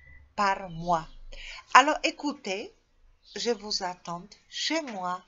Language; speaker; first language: French; non-native, fluent; Polish